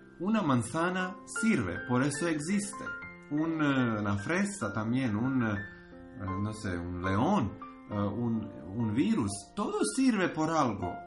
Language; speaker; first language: Spanish; non-native, learner; Croatian